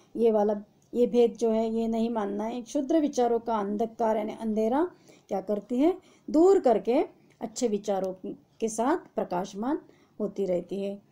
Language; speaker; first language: Hindi; non-native, local second language; Marathi